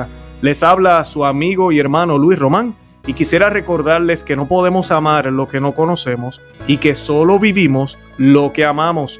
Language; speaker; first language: Spanish; native; Spanish